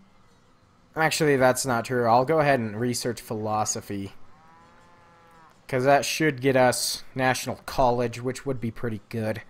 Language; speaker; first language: English; native; English